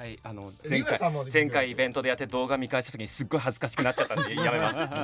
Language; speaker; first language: Japanese; native; Japanese